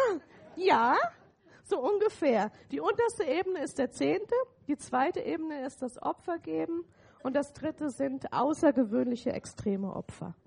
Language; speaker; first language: German; native; German